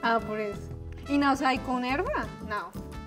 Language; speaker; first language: Portuguese; non-native, fluent; Spanish